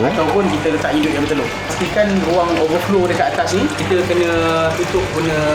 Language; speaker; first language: Malay; native; Malay